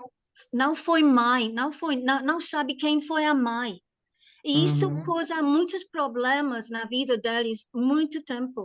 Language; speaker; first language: Portuguese; non-native, learner; English